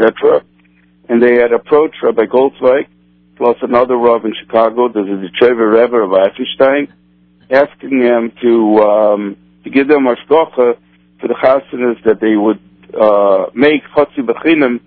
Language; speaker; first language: English; non-native, fluent; Portuguese